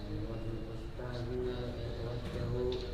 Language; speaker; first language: Arabic; non-native, learner; Indonesian